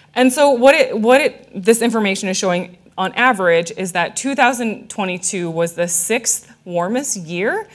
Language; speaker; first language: English; native; English